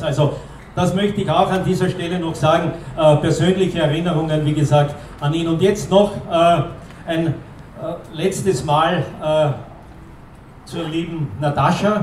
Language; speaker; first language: German; native; German